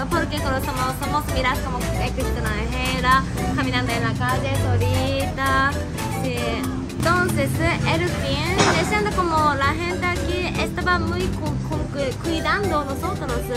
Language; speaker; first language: Spanish; non-native, learner; Japanese